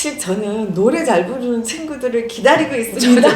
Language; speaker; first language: Korean; native; Korean